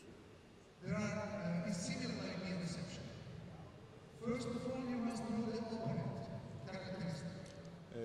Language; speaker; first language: English; non-native, learner; Italian